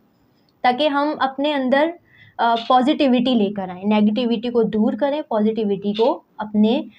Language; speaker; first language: Urdu; native; Urdu